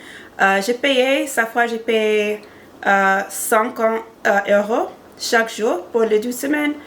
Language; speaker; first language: French; non-native, learner; English